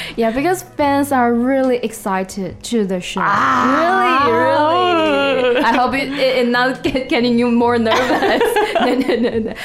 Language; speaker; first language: English; non-native, fluent; Chinese